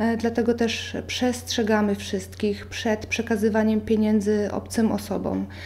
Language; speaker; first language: Polish; native; Polish